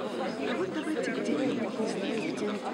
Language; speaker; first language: Russian; native; Russian